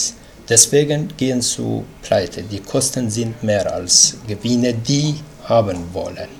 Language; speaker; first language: German; non-native, fluent; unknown